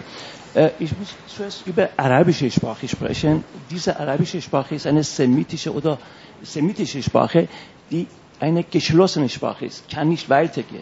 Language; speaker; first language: German; non-native, fluent; Persian